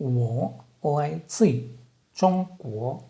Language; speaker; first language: Chinese; non-native, learner; Russian